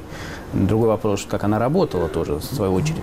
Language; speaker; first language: Russian; native; Russian